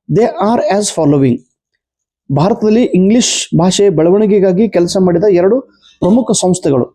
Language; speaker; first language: Kannada; native; Kannada